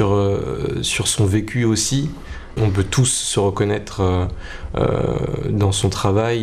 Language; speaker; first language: French; native; French